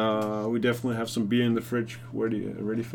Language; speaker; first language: English; non-native, fluent; Danish